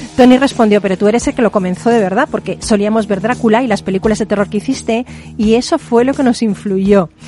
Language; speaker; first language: Spanish; native; Spanish